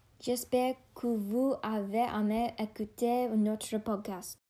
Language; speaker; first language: French; non-native, learner; English